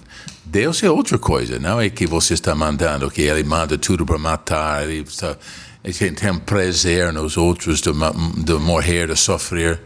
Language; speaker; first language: Portuguese; non-native, fluent; English